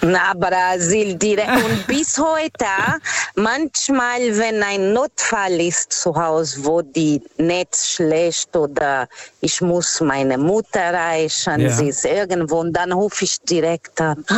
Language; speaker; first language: German; non-native, learner; Portuguese